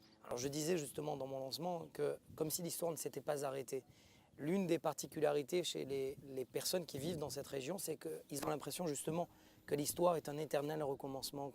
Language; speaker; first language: French; native; French